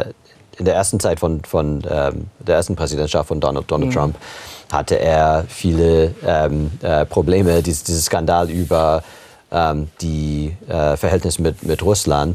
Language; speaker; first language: German; non-native, fluent; English